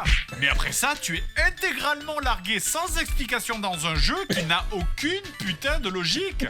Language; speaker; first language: French; native; French